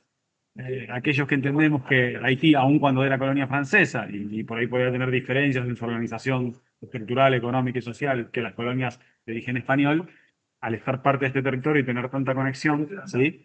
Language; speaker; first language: Spanish; native; Spanish